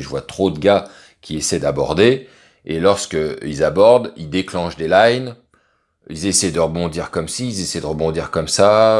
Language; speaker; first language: French; native; French